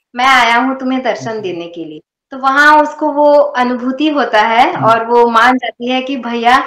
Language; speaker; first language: Hindi; non-native, local second language; Odia